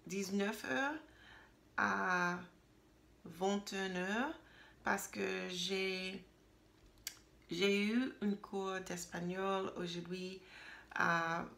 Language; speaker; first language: French; non-native, learner; English